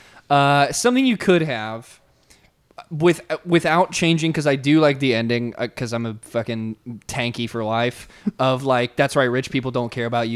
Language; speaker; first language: English; native; English